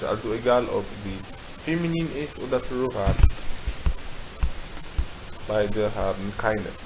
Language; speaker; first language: German; non-native, fluent; Arabic